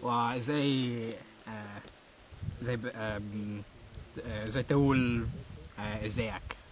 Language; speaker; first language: Arabic; non-native, learner; English